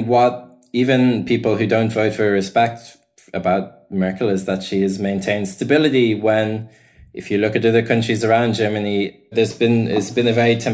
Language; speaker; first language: English; native; English